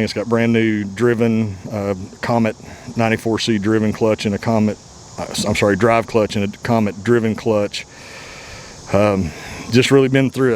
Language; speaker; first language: English; native; English